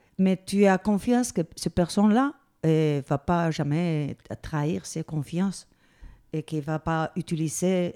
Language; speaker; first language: French; non-native, fluent; Spanish